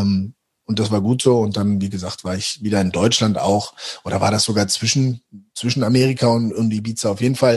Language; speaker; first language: German; native; German